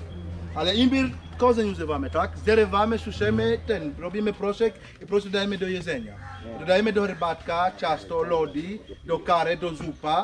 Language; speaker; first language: Polish; non-native, learner; Swahili